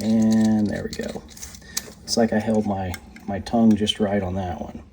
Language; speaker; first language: English; native; English